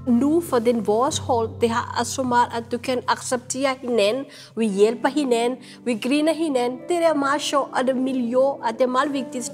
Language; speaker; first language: Danish; non-native, learner; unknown